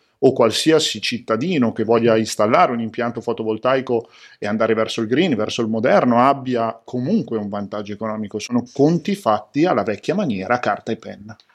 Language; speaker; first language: Italian; native; Italian